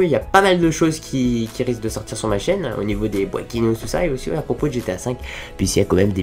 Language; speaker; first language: French; native; French